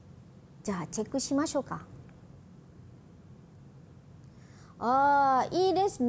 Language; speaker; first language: Japanese; non-native, fluent; Malay